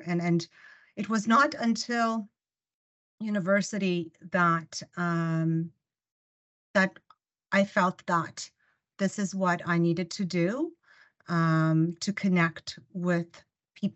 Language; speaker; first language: English; non-native, fluent; Russian